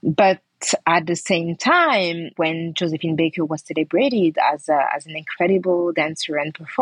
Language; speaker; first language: English; non-native, fluent; French